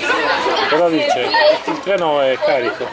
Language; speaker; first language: Italian; native; Italian